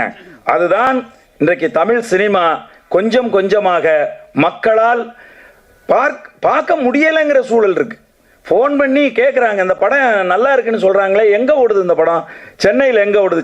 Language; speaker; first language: Tamil; native; Tamil